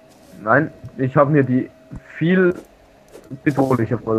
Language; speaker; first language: German; native; German